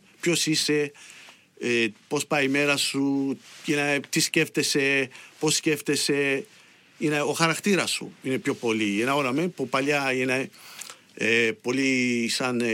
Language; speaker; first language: Greek; early bilingual, heritage; Greek